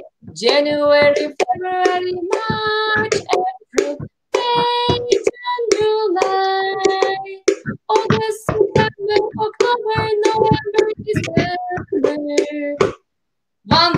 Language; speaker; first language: English; non-native, fluent; Turkish